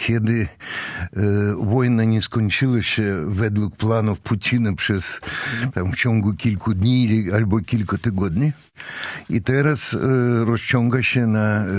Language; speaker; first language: Polish; non-native, fluent; Russian